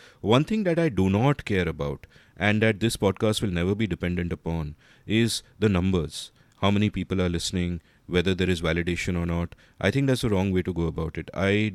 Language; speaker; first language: English; non-native, local second language; Hindi